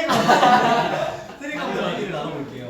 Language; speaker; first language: Korean; native; Korean